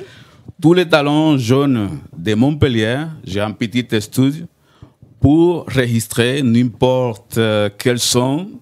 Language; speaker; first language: French; non-native, learner; Spanish